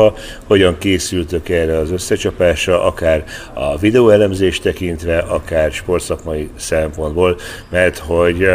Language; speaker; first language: Hungarian; native; Hungarian